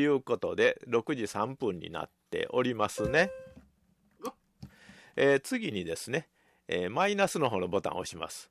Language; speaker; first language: Japanese; native; Japanese